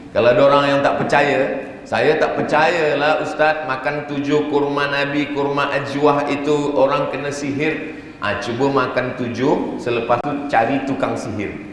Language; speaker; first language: Malay; native; Malay